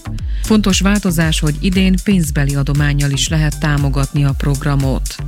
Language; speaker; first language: Hungarian; native; Hungarian